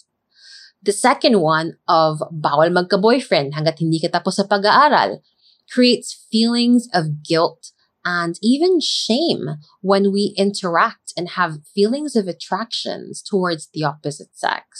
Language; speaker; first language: English; non-native, local second language; Filipino